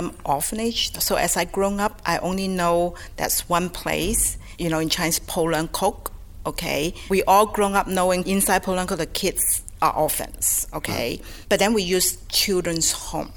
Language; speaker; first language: English; non-native, local second language; Cantonese